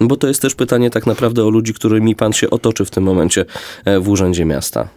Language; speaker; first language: Polish; native; Polish